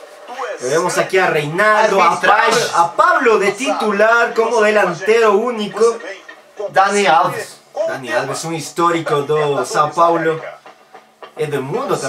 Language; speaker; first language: Portuguese; non-native, learner; Spanish